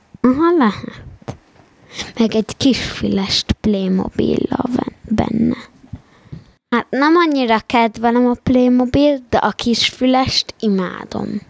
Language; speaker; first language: Hungarian; early bilingual, heritage; Hungarian